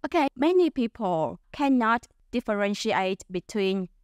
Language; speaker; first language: English; non-native, fluent; Vietnamese